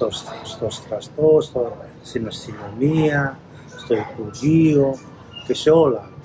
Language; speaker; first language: Greek; non-native, learner; Indonesian